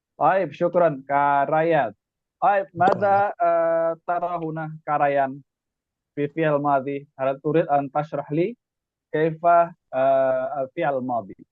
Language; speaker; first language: Arabic; non-native, fluent; Indonesian